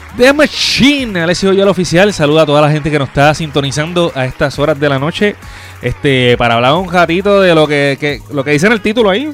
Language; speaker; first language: Spanish; native; Spanish